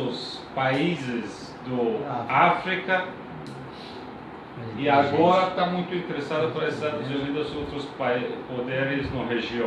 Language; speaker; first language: Portuguese; non-native, learner; Persian